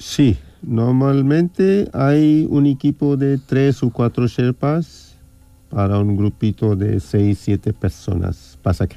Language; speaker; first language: Spanish; non-native, fluent; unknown